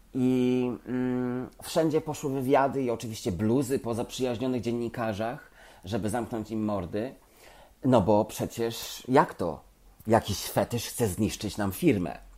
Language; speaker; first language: Polish; native; Polish